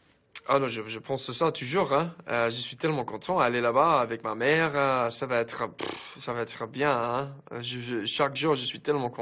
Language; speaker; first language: French; non-native, fluent; English